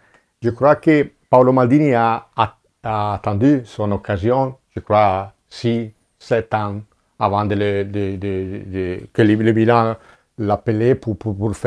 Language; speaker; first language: French; non-native, fluent; Italian